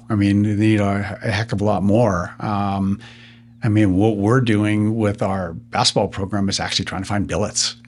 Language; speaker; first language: English; native; English